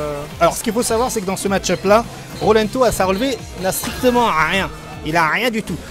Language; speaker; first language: French; native; French